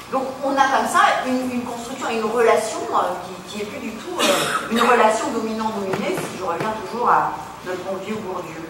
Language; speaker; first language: French; native; French